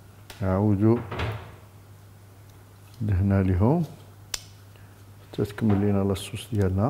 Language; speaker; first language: Arabic; native; Arabic